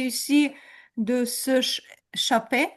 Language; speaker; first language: French; non-native, learner; Ukrainian